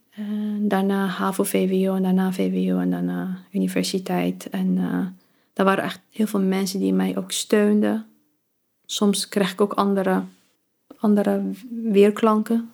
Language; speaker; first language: Dutch; early bilingual, other home language; Arabic